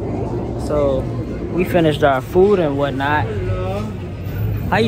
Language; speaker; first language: English; native; English